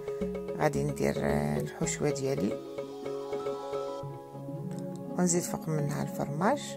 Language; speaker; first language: Arabic; native; Arabic